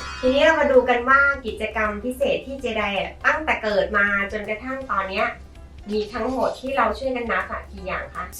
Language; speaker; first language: Thai; native; Thai